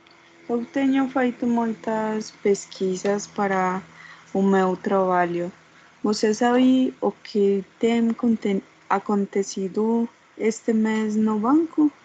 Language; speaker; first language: Portuguese; non-native, learner; Spanish